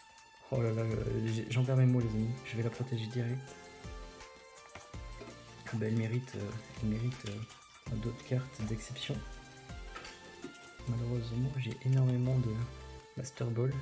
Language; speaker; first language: French; native; French